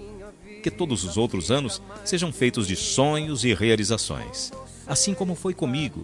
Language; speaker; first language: Portuguese; native; Portuguese